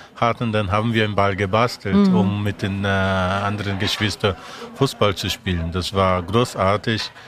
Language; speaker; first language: German; non-native, fluent; Portuguese